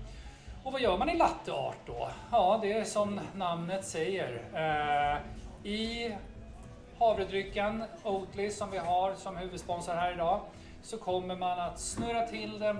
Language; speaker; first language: Swedish; native; Swedish